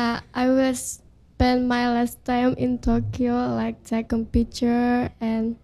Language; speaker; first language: English; non-native, learner; Indonesian